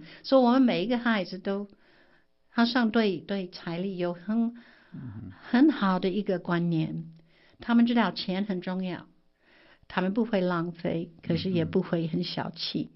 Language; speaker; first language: Chinese; non-native, fluent; English